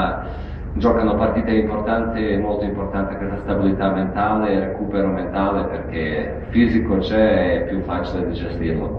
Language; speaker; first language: Italian; non-native, fluent; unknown